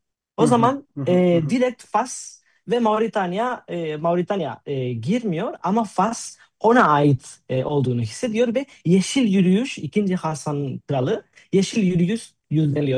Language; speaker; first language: Turkish; non-native, fluent; Spanish